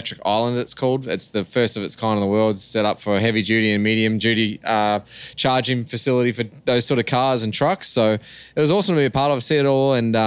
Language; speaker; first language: English; native; English